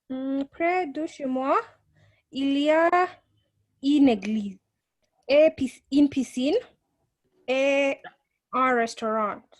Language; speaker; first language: French; non-native, learner; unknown